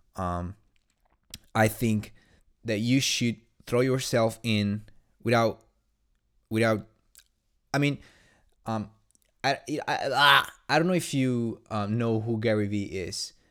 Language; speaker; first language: English; non-native, fluent; Italian